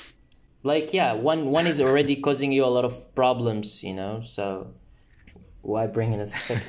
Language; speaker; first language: English; non-native, fluent; Arabic